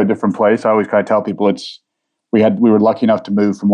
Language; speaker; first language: English; native; English